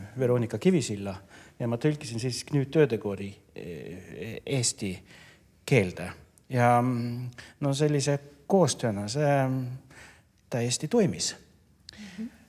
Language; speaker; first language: Estonian; non-native, fluent; Norwegian